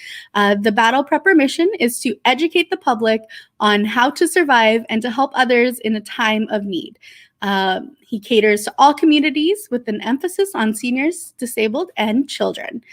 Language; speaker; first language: English; native; English